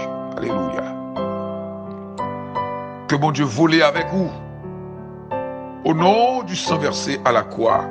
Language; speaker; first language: French; non-native, local second language; Haitian Creole